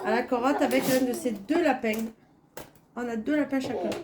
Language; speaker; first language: French; native; French